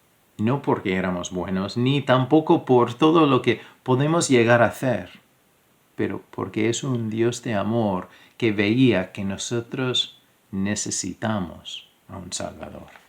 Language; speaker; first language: Spanish; non-native, fluent; English